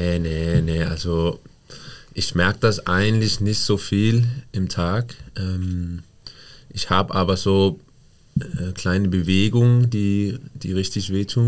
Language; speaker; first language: German; non-native, fluent; Danish